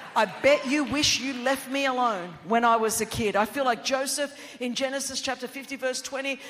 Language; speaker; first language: English; non-native, local second language; Greek